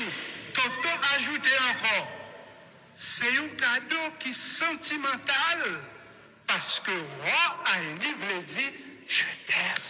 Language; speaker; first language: French; non-native, local second language; Haitian Creole